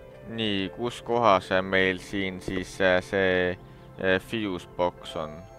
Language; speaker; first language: Estonian; native; Estonian